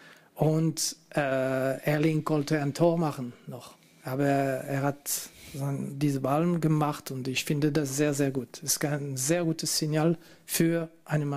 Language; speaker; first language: German; non-native, fluent; French